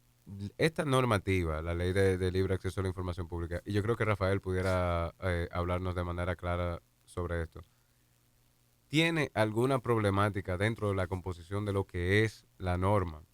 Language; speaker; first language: Spanish; native; Spanish